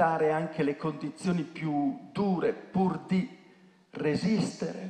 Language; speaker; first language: Italian; native; Italian